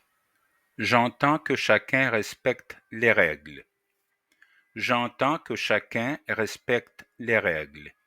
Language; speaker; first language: French; non-native, fluent; Russian